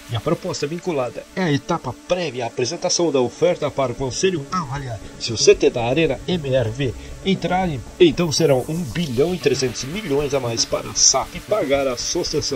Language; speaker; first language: Portuguese; native; Portuguese